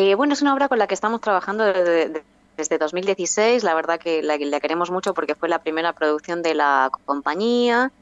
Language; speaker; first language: Spanish; native; Spanish